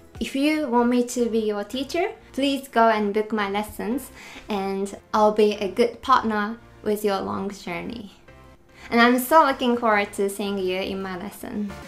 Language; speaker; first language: English; non-native, fluent; Japanese